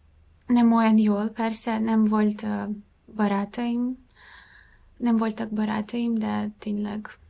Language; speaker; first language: Hungarian; non-native, fluent; Ukrainian